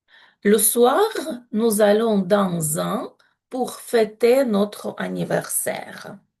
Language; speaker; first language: French; non-native, fluent; Ukrainian